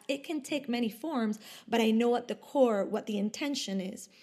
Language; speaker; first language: English; non-native, fluent; Spanish